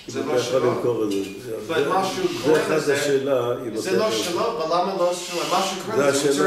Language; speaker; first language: Hebrew; non-native, learner; English